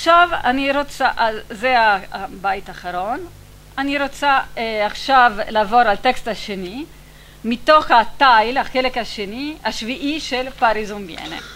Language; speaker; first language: Hebrew; non-native, fluent; Italian